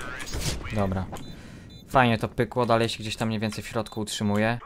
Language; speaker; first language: Polish; native; Polish